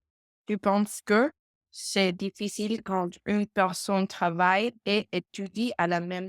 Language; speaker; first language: French; non-native, learner; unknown